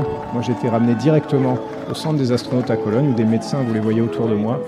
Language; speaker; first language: French; native; French